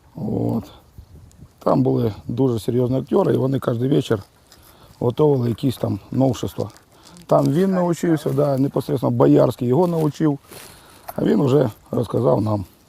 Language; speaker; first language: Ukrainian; native; Ukrainian